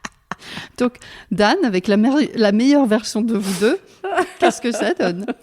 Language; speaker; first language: French; native; French